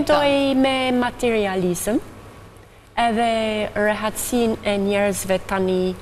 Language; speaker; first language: Albanian; non-native, fluent; English